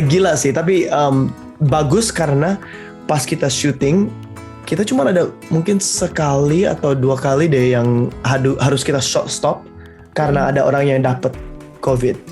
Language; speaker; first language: Indonesian; early bilingual, heritage; Indonesian